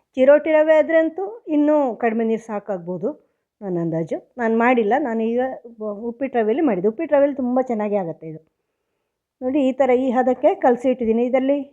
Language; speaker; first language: Kannada; native; Kannada